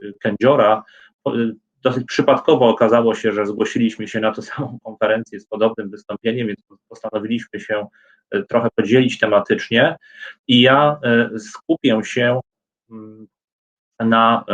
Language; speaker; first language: Polish; native; Polish